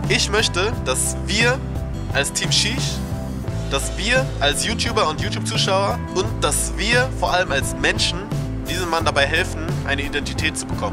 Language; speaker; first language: German; native; German